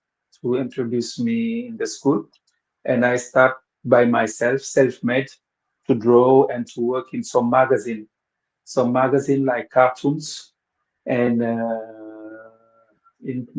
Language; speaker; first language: English; non-native, local second language; Wolof